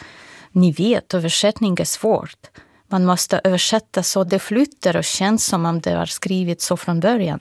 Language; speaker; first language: Swedish; non-native, fluent; Russian